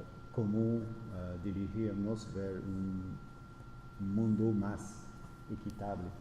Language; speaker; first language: Spanish; non-native, fluent; French